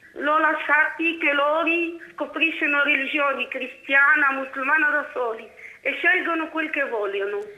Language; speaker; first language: Italian; non-native, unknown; Arabic